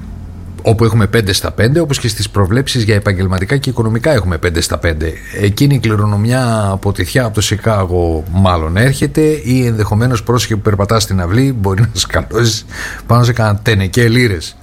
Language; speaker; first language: Greek; native; Greek